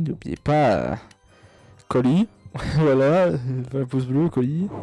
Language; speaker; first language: French; native; French